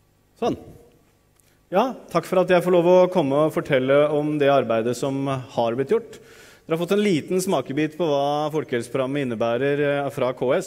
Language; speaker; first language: Norwegian; native; Norwegian